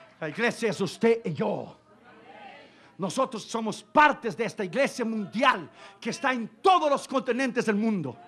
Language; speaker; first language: Spanish; non-native, fluent; Portuguese